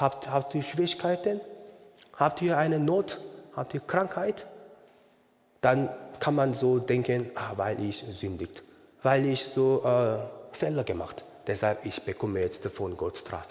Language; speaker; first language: German; non-native, learner; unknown